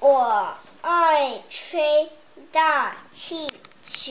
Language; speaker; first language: Chinese; early bilingual, heritage; Chinese